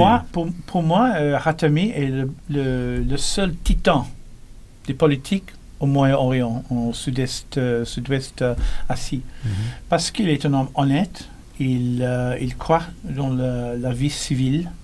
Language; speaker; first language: French; non-native, learner; English